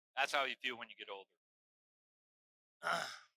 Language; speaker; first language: English; native; English